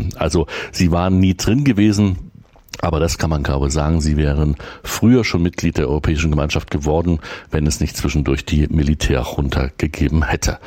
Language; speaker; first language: German; native; German